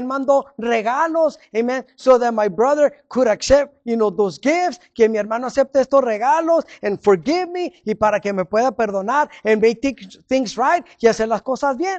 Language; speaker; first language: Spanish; early bilingual, heritage; Spanish